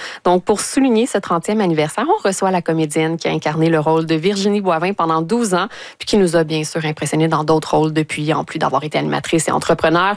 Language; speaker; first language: French; native; French